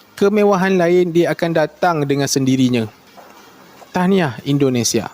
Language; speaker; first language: Malay; native; Malay